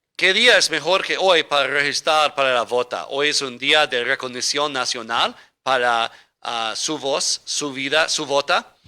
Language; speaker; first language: Spanish; non-native, learner; English